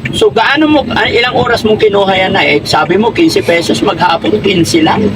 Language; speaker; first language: Filipino; native; Filipino